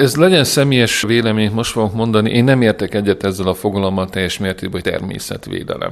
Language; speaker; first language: Hungarian; native; Hungarian